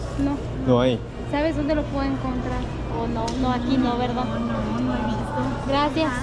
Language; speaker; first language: Spanish; native; Spanish